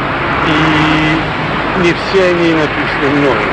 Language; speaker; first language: Russian; non-native, local second language; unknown